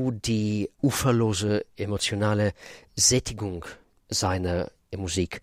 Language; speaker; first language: German; non-native, fluent; Russian